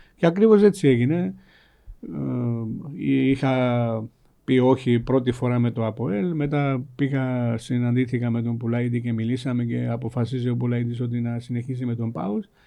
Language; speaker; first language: Greek; non-native, fluent; Georgian